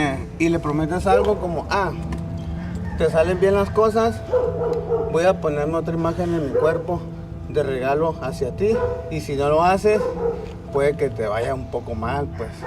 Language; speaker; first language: Spanish; native; Spanish